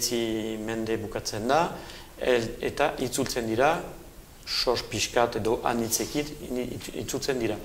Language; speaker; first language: Basque; native; Basque